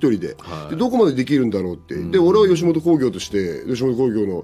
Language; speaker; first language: Japanese; native; Japanese